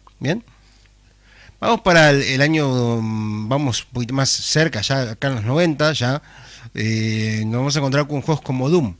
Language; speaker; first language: Spanish; native; Spanish